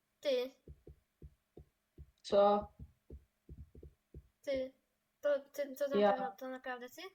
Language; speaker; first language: Polish; native; Polish